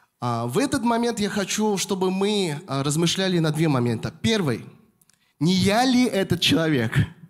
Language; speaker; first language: Russian; non-native, fluent; Korean